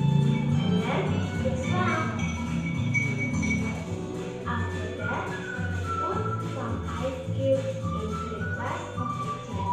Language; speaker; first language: English; non-native, learner; Indonesian